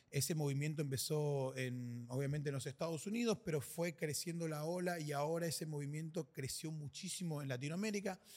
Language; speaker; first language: Spanish; native; Spanish